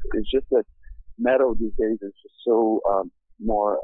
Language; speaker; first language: English; non-native, fluent; Portuguese